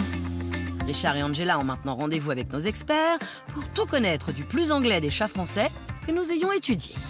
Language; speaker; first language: French; native; French